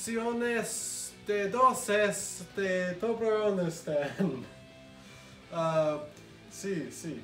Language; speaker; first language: Spanish; non-native, learner; English